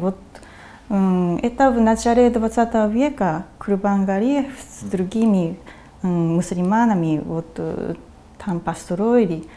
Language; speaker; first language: Russian; non-native, fluent; Japanese